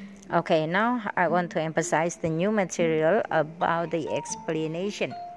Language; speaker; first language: English; non-native, fluent; Indonesian